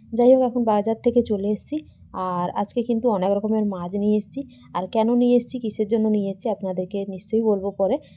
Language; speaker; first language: Bangla; non-native, local second language; Santali